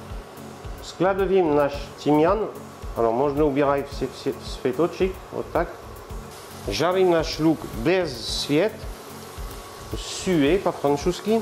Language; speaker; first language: Russian; non-native, learner; French